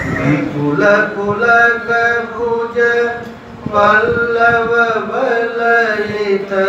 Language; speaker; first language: Hindi; non-native, local second language; Bangla